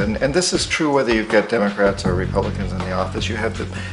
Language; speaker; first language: English; native; English